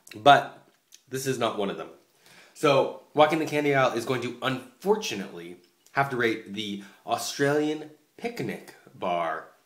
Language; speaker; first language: English; native; English